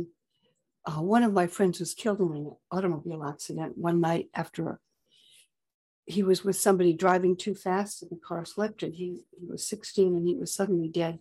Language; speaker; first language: English; native; English